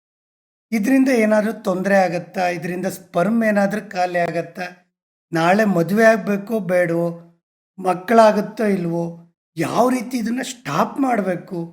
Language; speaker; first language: Kannada; native; Kannada